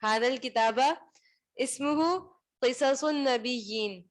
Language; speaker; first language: Arabic; non-native, learner; Urdu